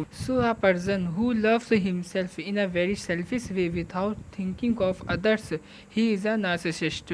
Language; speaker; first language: English; non-native, local second language; Hindi